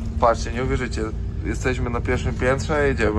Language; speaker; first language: Polish; native; Polish